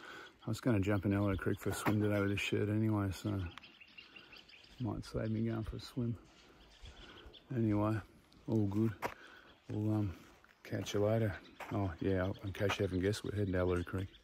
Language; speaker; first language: English; native; English